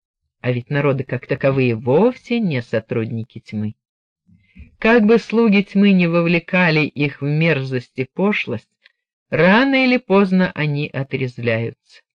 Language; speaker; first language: Russian; native; Russian